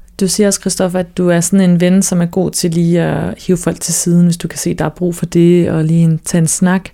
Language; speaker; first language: Danish; native; Danish